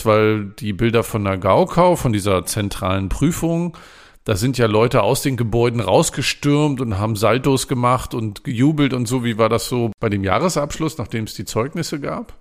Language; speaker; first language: German; native; German